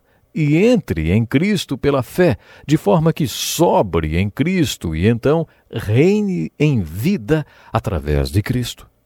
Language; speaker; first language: Portuguese; native; Portuguese